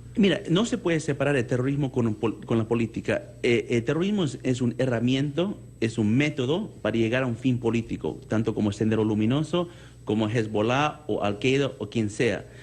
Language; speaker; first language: Spanish; early bilingual, heritage; Spanish